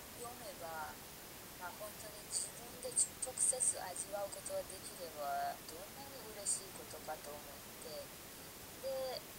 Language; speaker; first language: Japanese; non-native, fluent; Persian